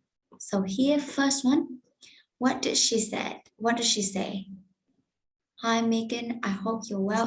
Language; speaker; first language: English; non-native, fluent; Vietnamese